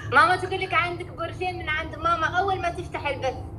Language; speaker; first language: Arabic; native; Arabic